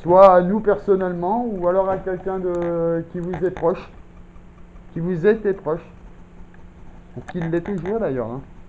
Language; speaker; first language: French; native; French